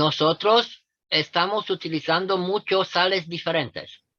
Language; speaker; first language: Spanish; non-native, fluent; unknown